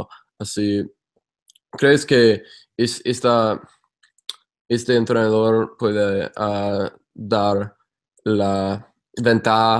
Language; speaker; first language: Spanish; non-native, fluent; English